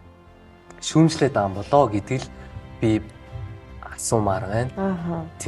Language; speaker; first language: Mongolian; early bilingual, heritage; Mongolian